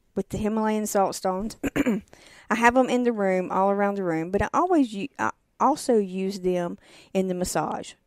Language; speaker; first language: English; native; English